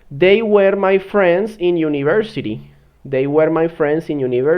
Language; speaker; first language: English; non-native, fluent; Spanish